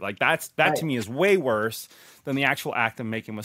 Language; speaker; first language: English; native; English